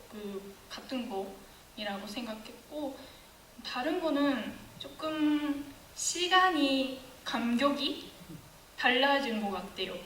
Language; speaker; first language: Korean; non-native, fluent; Japanese